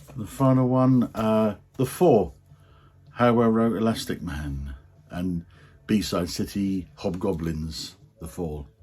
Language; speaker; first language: English; native; English